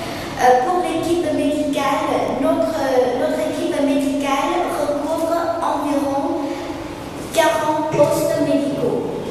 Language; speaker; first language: French; non-native, fluent; Vietnamese